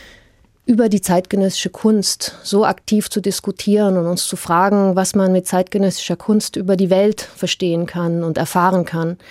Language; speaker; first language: German; early bilingual, heritage; German